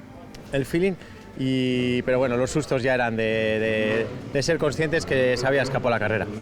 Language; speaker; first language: Spanish; native; Spanish